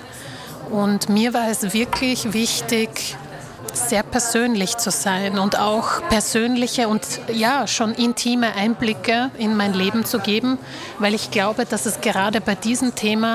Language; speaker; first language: German; early bilingual, other home language; Slovak